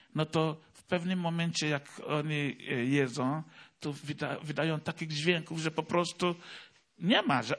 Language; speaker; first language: Polish; non-native, fluent; Igbo